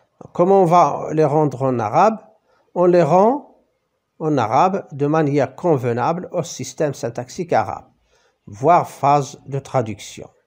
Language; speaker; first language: French; non-native, local second language; Arabic